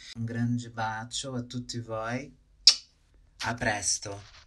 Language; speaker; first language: Italian; non-native, fluent; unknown